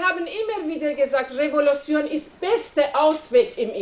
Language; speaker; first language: German; non-native, learner; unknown